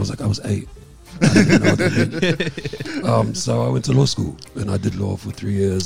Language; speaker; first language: English; non-native, local second language; Samoan